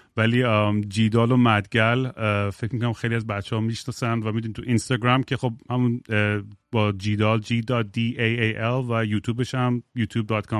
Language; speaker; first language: Persian; native; Persian